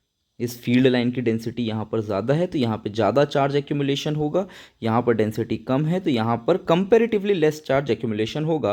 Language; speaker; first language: Hindi; native; Hindi